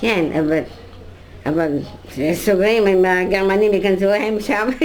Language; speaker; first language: Hebrew; non-native, fluent; Dutch